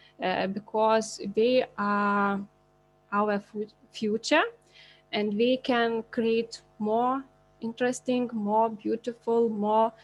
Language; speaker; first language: English; non-native, learner; Lithuanian